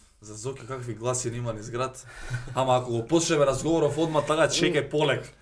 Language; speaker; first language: Macedonian; native; Macedonian